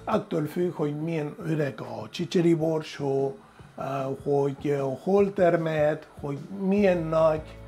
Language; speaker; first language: Hungarian; non-native, fluent; Spanish